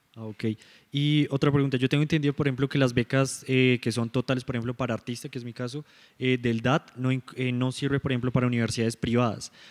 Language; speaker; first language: Spanish; native; Spanish